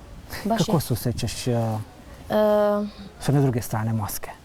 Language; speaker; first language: Bosnian; native; Bosnian